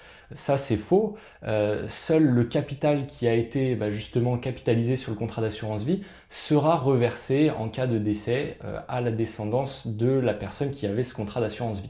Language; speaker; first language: French; native; French